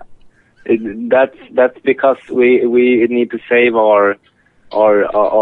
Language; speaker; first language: English; non-native, fluent; Swedish